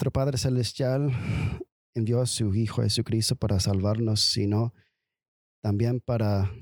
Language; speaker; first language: Spanish; non-native, fluent; English